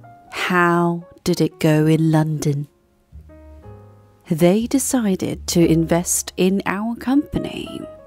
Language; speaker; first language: English; non-native, fluent; Korean